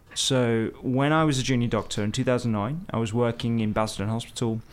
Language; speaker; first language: English; early bilingual, other home language; Hindi